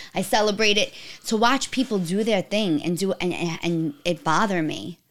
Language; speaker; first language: English; native; English